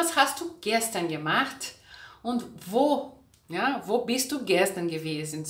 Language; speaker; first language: German; non-native, fluent; Portuguese